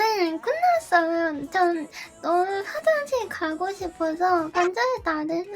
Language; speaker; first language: Korean; non-native, learner; Japanese